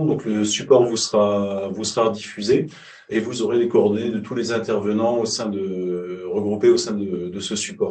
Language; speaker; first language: French; native; French